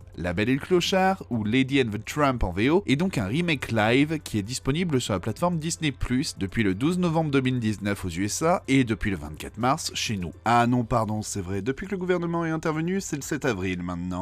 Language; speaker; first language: French; native; French